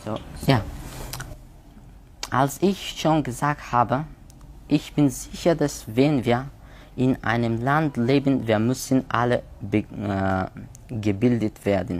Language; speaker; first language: German; non-native, learner; Persian